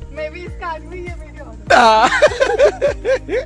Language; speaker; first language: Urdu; non-native, local second language; Marathi